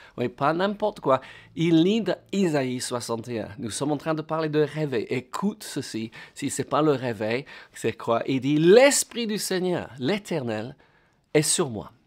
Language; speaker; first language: French; non-native, fluent; English